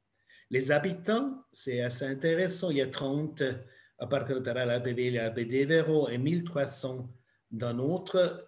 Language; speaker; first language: French; non-native, fluent; German